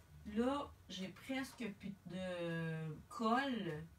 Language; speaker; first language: French; native; French